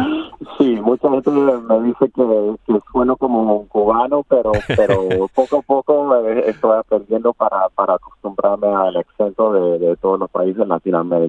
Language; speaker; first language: Spanish; non-native, learner; English